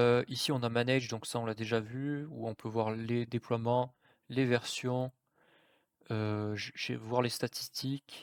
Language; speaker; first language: French; native; French